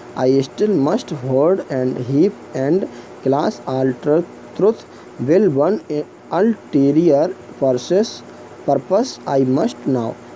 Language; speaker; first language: English; non-native, local second language; Hindi